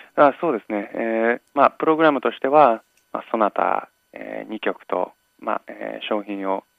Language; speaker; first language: Japanese; early bilingual, other home language; English